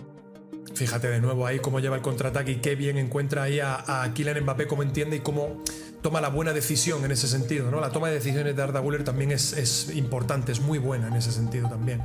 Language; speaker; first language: Spanish; native; Spanish